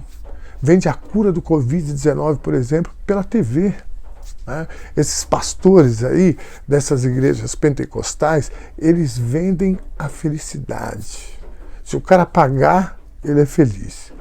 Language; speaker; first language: Portuguese; native; Portuguese